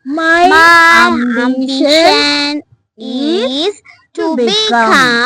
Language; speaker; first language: English; non-native, learner; Malayalam